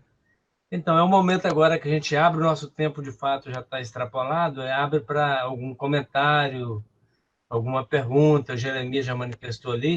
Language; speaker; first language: Portuguese; native; Portuguese